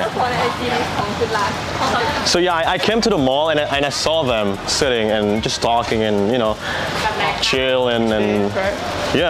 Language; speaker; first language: English; non-native, fluent; Indonesian